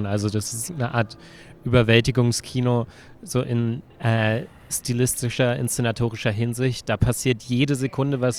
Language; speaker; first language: German; native; German